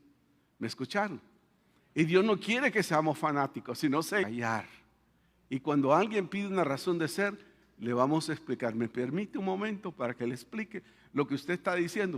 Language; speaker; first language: Spanish; native; Spanish